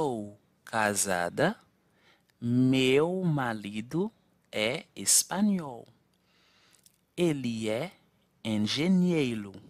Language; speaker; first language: Portuguese; non-native, fluent; Haitian Creole